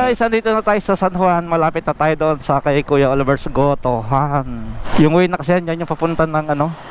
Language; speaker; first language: Filipino; native; Filipino